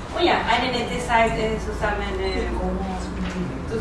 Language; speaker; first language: German; non-native, fluent; Spanish